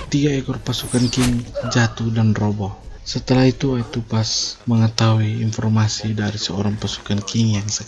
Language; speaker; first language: Indonesian; native; Indonesian